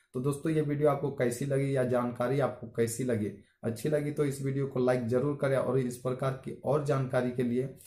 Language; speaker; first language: Hindi; native; Hindi